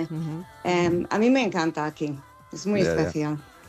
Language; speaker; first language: Spanish; non-native, learner; English